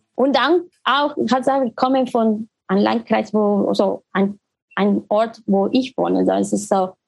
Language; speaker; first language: German; non-native, learner; Spanish